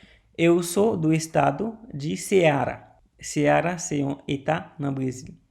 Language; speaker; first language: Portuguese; non-native, learner; Haitian Creole